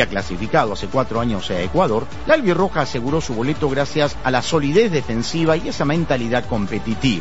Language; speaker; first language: Spanish; native; Spanish